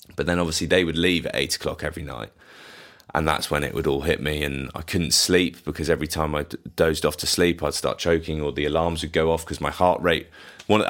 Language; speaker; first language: English; native; English